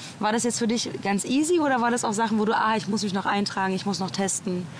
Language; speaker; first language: German; native; German